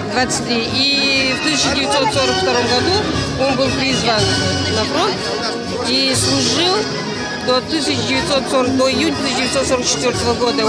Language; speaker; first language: Russian; non-native, local second language; Kazakh